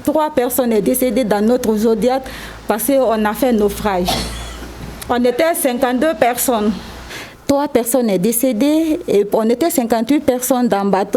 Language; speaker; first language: French; non-native, local second language; Susu